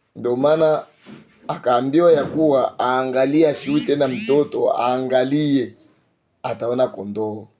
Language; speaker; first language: Swahili; native; Swahili